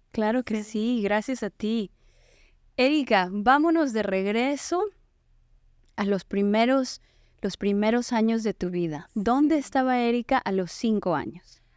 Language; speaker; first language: Spanish; native; Spanish